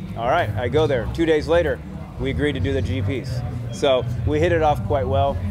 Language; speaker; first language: English; native; English